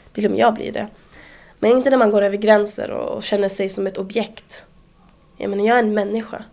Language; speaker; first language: Swedish; early bilingual, other home language; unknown